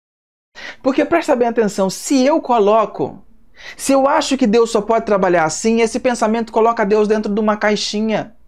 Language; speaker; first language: Portuguese; native; Portuguese